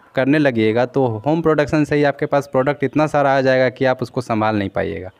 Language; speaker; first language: Hindi; native; Hindi